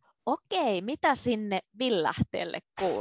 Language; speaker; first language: Finnish; native; Finnish